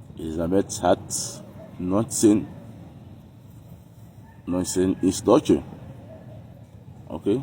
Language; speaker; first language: German; non-native, learner; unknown